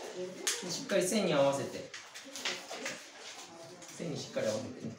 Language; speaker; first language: Japanese; native; Japanese